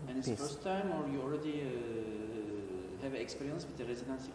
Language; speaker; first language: English; non-native, learner; Turkish